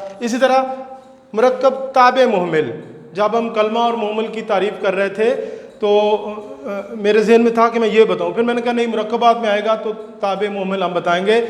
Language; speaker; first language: Urdu; non-native, local second language; Punjabi